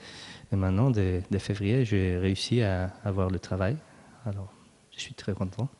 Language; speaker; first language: French; non-native, learner; Spanish